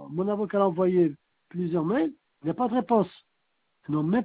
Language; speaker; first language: French; non-native, fluent; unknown